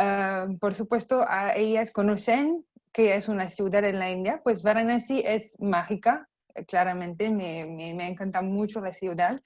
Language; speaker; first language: Spanish; non-native, fluent; French